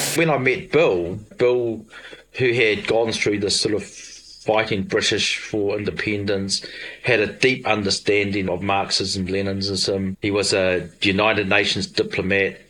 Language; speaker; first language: English; native; English